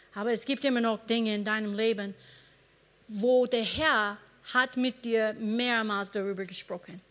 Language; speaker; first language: German; non-native, fluent; English